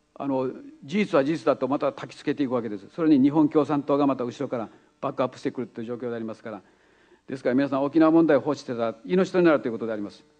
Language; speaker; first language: Japanese; native; Japanese